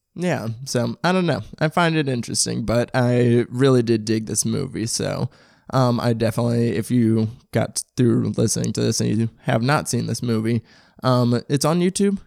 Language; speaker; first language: English; native; English